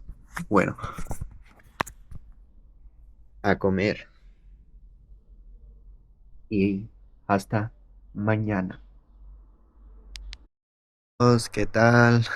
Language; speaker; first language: Spanish; non-native, learner; Dutch